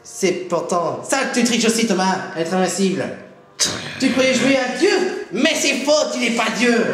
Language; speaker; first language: French; native; French